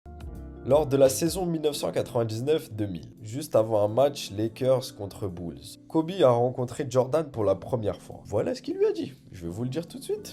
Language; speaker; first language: French; native; French